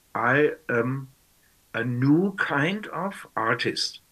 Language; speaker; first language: English; non-native, fluent; German